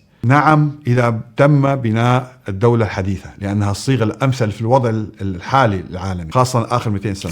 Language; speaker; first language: Arabic; native; Arabic